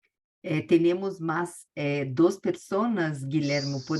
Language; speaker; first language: Spanish; non-native, learner; Portuguese